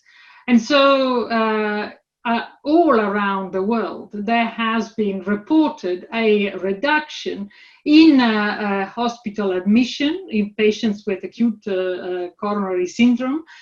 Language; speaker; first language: English; non-native, fluent; Italian